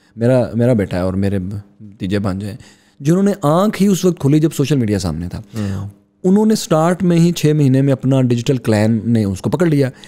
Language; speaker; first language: Urdu; non-native, local second language; Punjabi